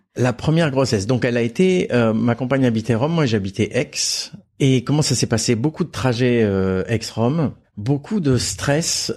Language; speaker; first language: French; native; French